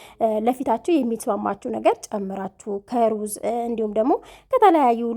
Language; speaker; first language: Amharic; native; Amharic